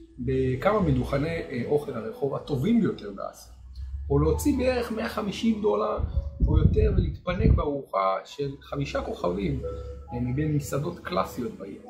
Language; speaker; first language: Hebrew; native; Hebrew